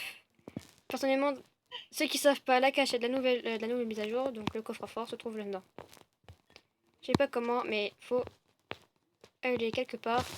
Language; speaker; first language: French; native; French